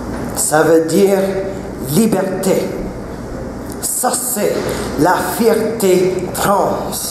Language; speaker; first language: French; non-native, local second language; English